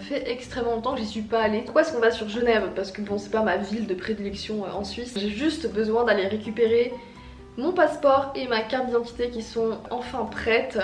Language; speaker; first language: French; native; French